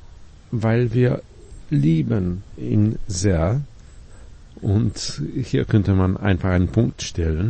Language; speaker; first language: German; non-native, fluent; Polish